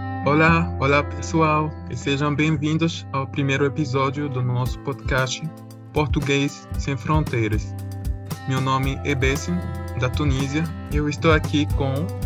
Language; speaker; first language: Portuguese; non-native, fluent; Arabic